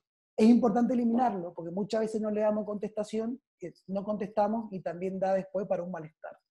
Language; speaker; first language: Spanish; native; Spanish